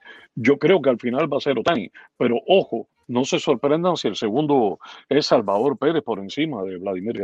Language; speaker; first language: Spanish; native; Spanish